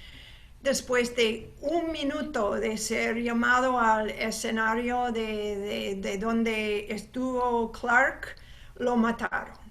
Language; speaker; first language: Spanish; non-native, fluent; English